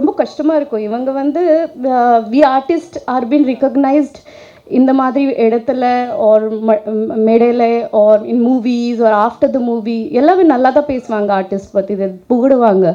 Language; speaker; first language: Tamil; non-native, learner; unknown